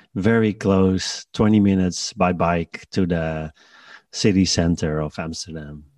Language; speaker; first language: English; non-native, fluent; Dutch